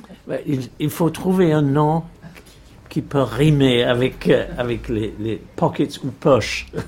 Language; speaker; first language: French; non-native, fluent; English